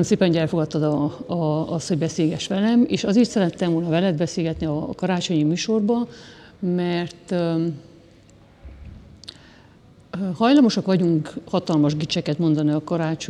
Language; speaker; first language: Hungarian; native; Hungarian